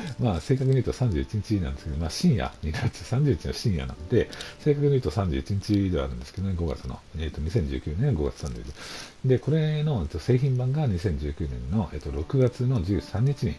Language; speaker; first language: Japanese; native; Japanese